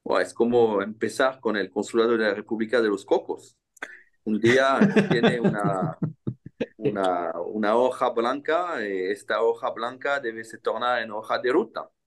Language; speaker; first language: Spanish; non-native, fluent; French